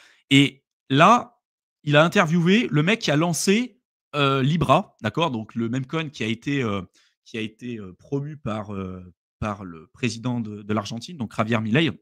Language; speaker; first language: French; native; French